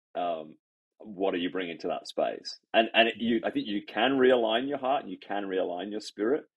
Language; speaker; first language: English; native; English